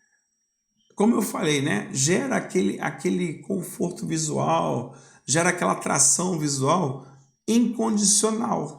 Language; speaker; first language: Portuguese; native; Portuguese